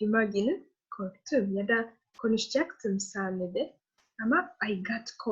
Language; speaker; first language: Turkish; non-native, learner; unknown